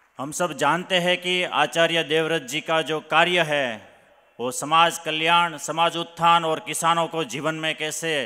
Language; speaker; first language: Hindi; non-native, local second language; Gujarati